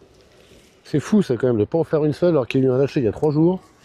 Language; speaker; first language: French; native; French